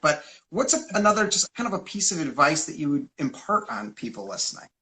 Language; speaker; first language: English; native; English